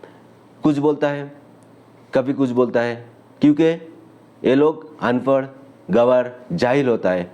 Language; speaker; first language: Hindi; non-native, local second language; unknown